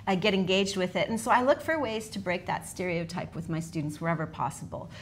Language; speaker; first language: English; native; English